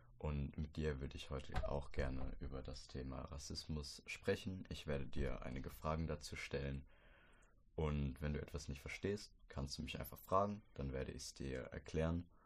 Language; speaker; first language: German; native; German